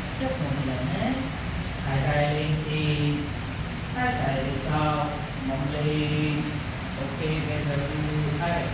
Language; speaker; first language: Vietnamese; non-native, fluent; Hindi